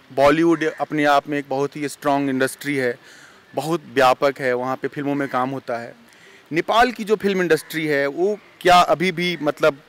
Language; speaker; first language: Hindi; native; Hindi